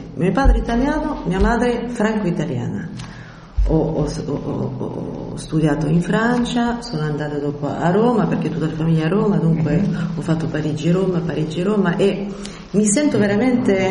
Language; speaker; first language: Italian; early bilingual, heritage; French